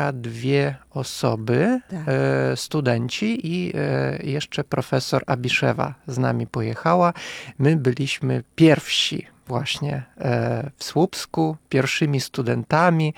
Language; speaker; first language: Polish; non-native, fluent; Russian